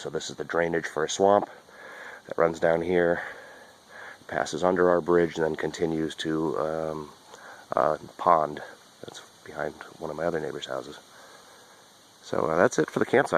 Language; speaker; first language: English; native; English